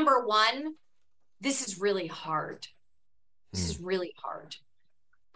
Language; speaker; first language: English; native; English